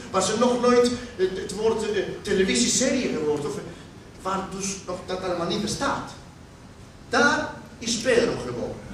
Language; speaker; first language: Dutch; non-native, fluent; Spanish